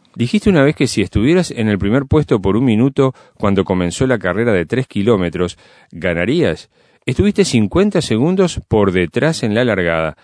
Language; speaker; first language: Spanish; native; Spanish